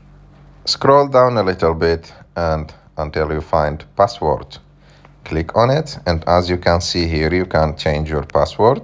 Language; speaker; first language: English; non-native, fluent; French